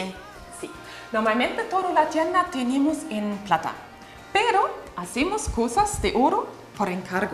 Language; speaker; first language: Spanish; non-native, fluent; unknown